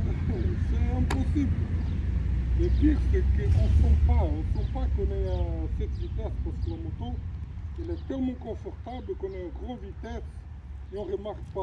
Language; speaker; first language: French; non-native, fluent; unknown